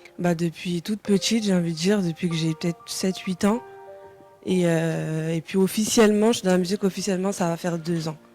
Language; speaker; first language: French; early bilingual, other home language; Wolof